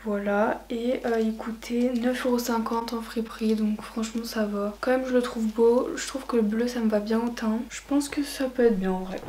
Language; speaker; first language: French; native; French